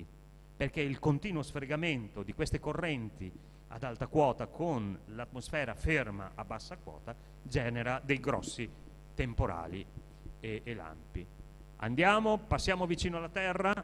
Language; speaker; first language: Italian; native; Italian